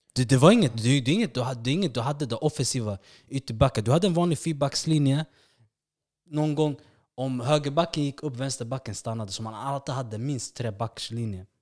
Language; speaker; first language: Swedish; early bilingual, other home language; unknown